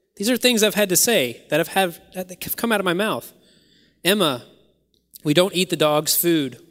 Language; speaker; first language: English; native; English